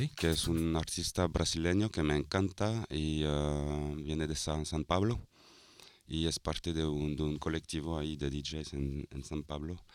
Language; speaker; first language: Spanish; non-native, fluent; French